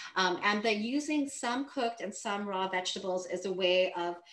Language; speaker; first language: English; native; English